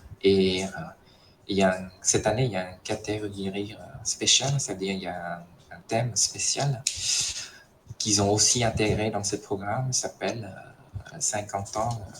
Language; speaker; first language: French; non-native, fluent; Khmer